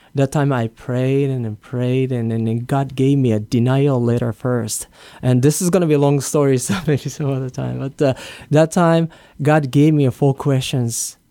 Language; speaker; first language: English; non-native, learner; Japanese